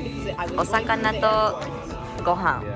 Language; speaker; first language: Japanese; early bilingual, heritage; English